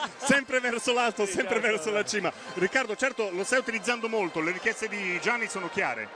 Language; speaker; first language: Italian; native; Italian